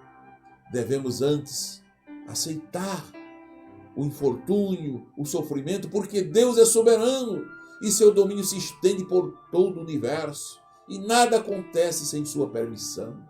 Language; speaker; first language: Portuguese; native; Portuguese